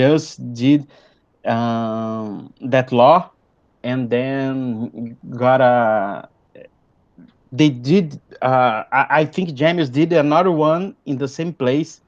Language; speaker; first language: English; non-native, fluent; Portuguese